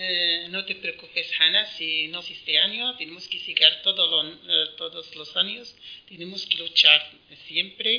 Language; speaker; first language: Spanish; non-native, learner; Arabic